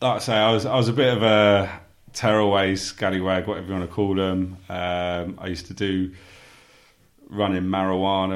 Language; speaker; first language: English; native; English